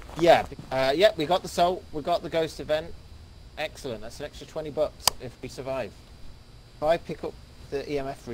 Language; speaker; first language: English; native; English